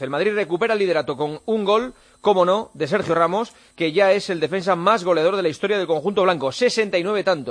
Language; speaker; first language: Spanish; native; Spanish